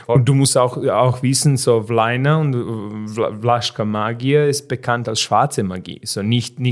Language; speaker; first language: German; non-native, fluent; Serbian